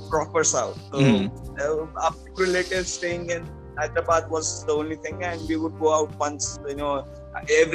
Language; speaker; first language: English; non-native, local second language; Telugu